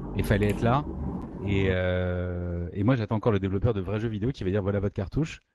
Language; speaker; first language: French; native; French